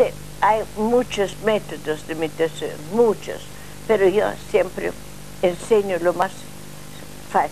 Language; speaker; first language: Spanish; non-native, learner; Russian